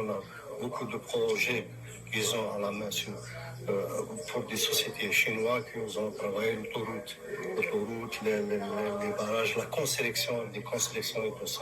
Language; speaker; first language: French; non-native, local second language; Arabic